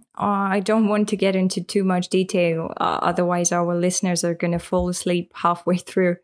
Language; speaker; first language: English; non-native, fluent; Russian